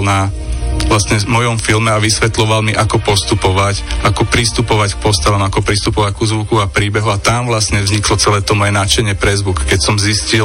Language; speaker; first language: Slovak; native; Slovak